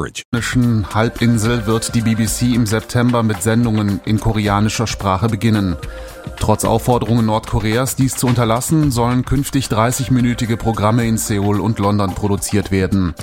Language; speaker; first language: German; native; German